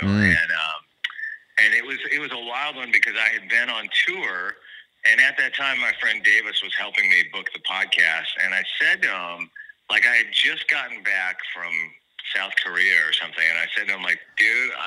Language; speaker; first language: English; native; English